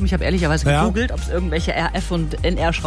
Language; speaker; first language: German; native; German